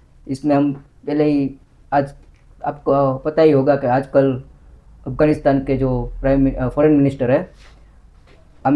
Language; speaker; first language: Hindi; non-native, local second language; Gujarati